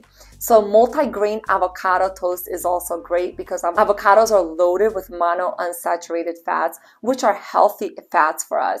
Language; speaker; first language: English; native; English